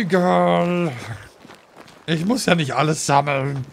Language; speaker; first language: German; native; German